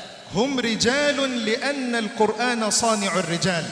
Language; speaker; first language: Arabic; native; Arabic